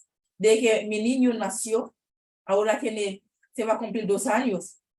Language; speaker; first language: Spanish; non-native, learner; Haitian Creole